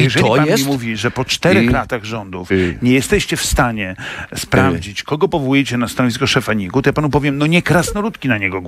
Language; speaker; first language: Polish; native; Polish